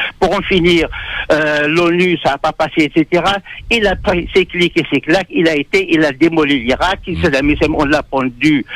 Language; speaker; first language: French; non-native, local second language; Arabic